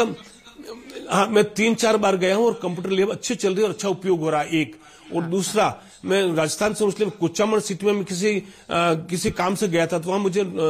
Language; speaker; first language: Hindi; native; Hindi